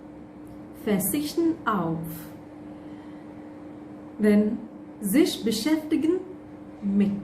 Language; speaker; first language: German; non-native, fluent; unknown